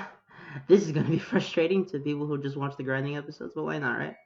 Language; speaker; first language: English; native; English